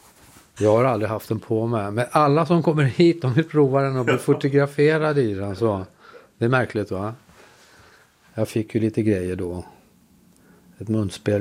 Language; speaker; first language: Swedish; native; Swedish